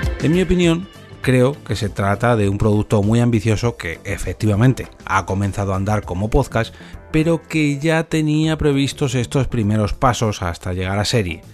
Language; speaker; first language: Spanish; native; Spanish